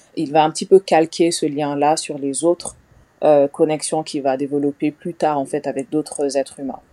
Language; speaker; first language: French; non-native, local second language; Wolof